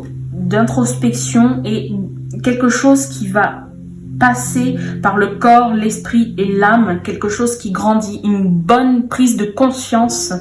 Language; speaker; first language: French; native; French